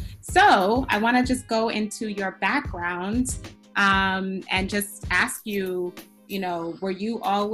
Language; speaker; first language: English; early bilingual, other home language; Spanish